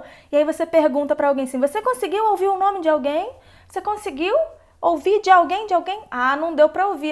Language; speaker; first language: Portuguese; native; Portuguese